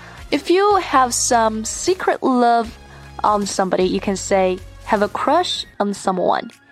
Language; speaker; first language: English; non-native, fluent; Chinese